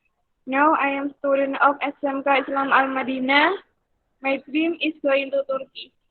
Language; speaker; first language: English; non-native, learner; Indonesian